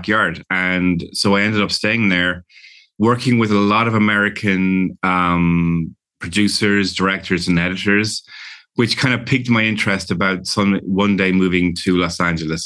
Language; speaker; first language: English; native; English